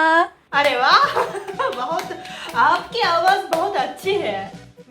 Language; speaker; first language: Hindi; non-native, fluent; Japanese